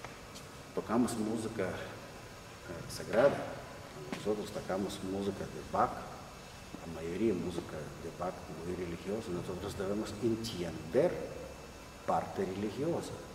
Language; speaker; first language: Spanish; non-native, learner; Russian